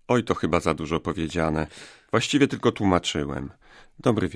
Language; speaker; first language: Polish; native; Polish